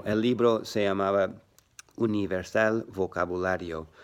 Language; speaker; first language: Spanish; non-native, learner; English